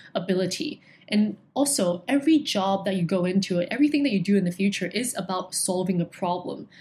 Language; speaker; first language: English; non-native, local second language; Cantonese